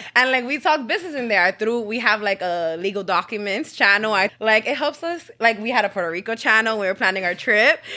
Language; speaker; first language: English; native; English